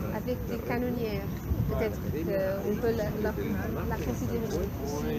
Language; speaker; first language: French; non-native, local second language; Portuguese